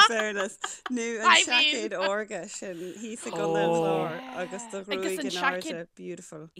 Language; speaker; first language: Irish; native; Irish